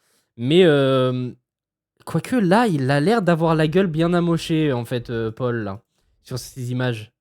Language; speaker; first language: French; native; French